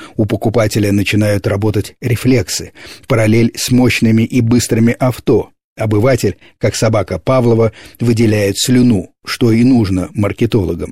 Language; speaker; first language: Russian; native; Russian